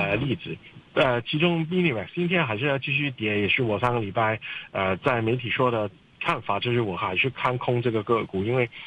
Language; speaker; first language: Chinese; non-native, local second language; Cantonese